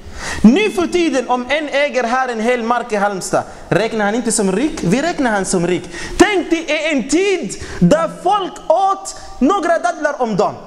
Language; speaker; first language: Swedish; non-native, fluent; Arabic